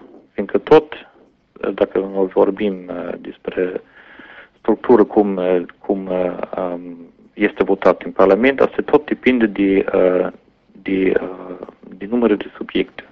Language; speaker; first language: Romanian; non-native, fluent; German